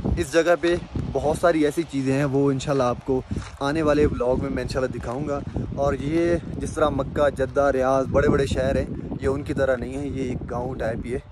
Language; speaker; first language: Urdu; non-native, local second language; Punjabi